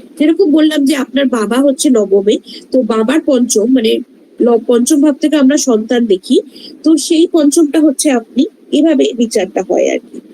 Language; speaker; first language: Bangla; non-native, local second language; Hindi